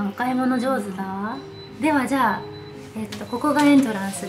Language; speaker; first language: Japanese; native; Japanese